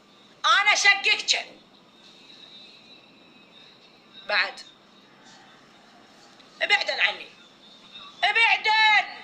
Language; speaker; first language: Arabic; native; Arabic